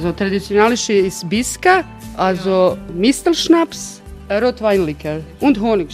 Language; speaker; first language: German; non-native, fluent; Croatian